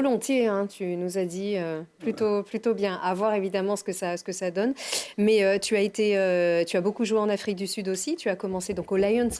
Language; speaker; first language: French; native; French